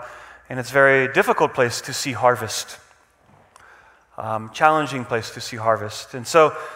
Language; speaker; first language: English; non-native, fluent; Czech